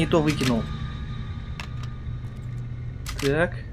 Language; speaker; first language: Russian; native; Russian